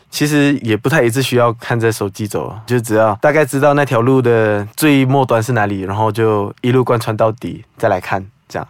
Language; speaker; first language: Chinese; non-native, fluent; Kazakh